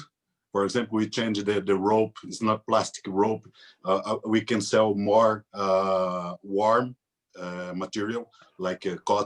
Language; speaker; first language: English; non-native, learner; Portuguese